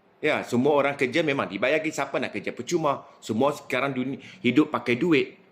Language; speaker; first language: Malay; native; Malay